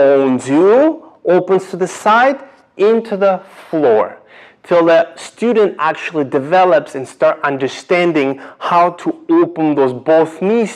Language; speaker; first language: English; non-native, fluent; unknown